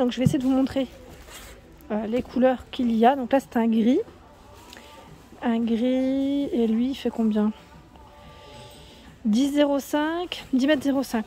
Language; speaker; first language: French; native; French